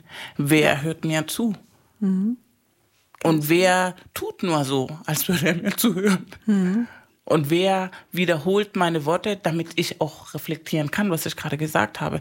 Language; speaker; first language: German; non-native, fluent; Spanish